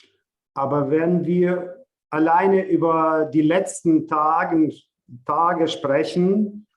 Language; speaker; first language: German; non-native, fluent; Ukrainian